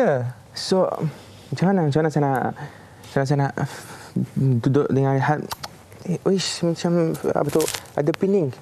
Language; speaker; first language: Indonesian; non-native, fluent; Arabic